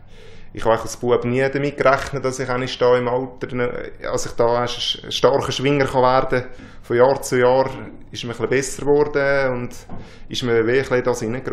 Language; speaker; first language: German; native; German